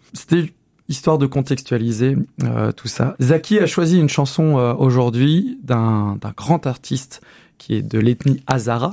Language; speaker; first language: French; native; French